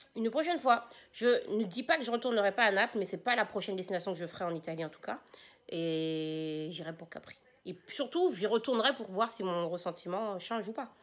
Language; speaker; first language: French; native; French